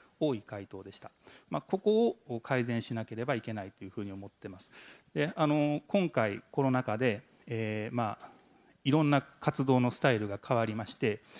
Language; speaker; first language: Japanese; native; Japanese